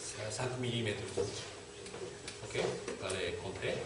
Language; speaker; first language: French; non-native, fluent; Turkish